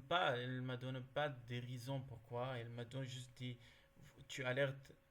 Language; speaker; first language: French; non-native, learner; Arabic